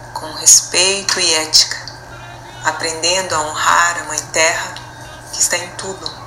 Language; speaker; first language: Portuguese; native; Portuguese